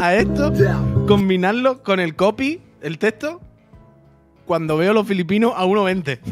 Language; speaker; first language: Spanish; native; Spanish